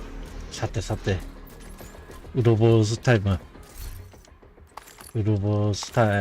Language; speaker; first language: Japanese; native; Japanese